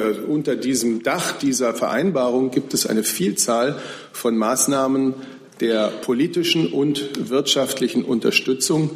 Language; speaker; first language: German; native; German